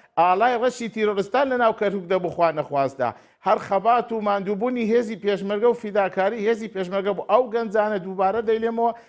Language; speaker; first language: Central Kurdish; non-native, local second language; Turkish